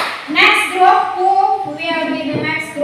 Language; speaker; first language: English; non-native, learner; Indonesian